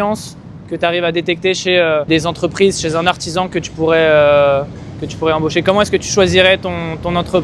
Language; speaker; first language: French; native; French